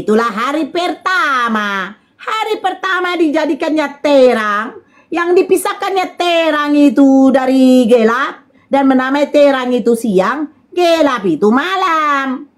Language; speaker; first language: Indonesian; native; Indonesian